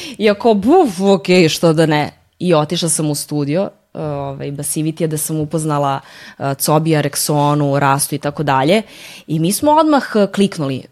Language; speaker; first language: Serbian; early bilingual, heritage; Serbian